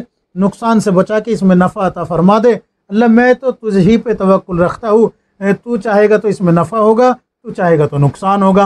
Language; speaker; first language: Urdu; native; Urdu